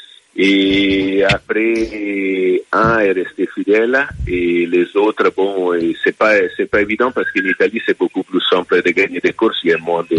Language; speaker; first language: French; non-native, fluent; Italian